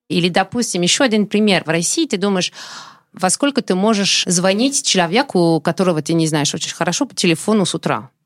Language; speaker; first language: Russian; non-native, fluent; French